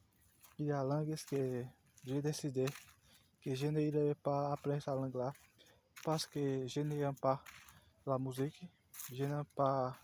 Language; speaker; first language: French; non-native, learner; Portuguese